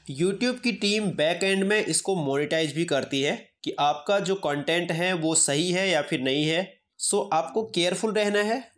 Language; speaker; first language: Hindi; native; Hindi